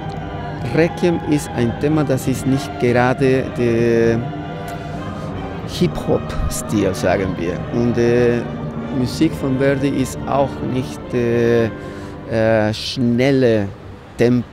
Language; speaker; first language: German; non-native, fluent; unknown